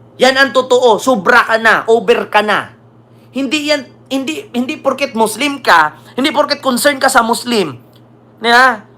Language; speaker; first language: Filipino; native; Filipino